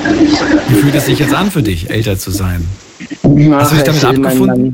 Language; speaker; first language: German; native; German